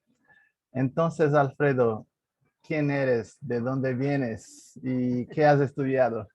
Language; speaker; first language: Spanish; non-native, fluent; Portuguese